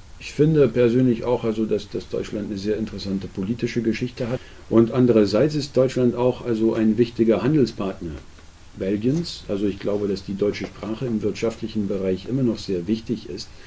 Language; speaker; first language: German; non-native, local second language; Dutch